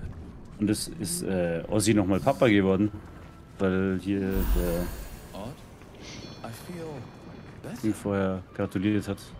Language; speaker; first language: German; native; German